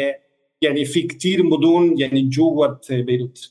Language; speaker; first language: Arabic; non-native, fluent; Spanish